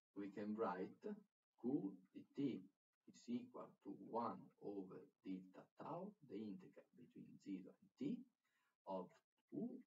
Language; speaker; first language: English; non-native, fluent; Italian